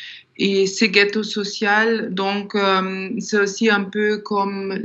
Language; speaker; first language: French; non-native, fluent; German